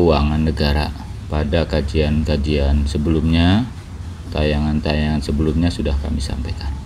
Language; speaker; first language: Indonesian; native; Indonesian